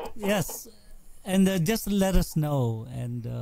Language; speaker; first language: English; non-native, local second language; Filipino